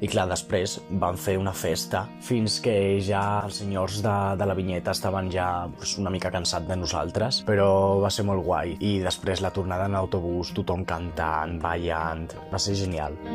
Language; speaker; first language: Catalan; non-native, local second language; Spanish